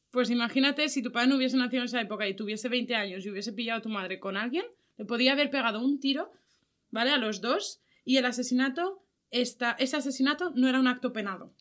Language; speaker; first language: Spanish; native; Spanish